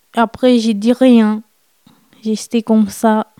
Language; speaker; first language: French; non-native, fluent; Romanian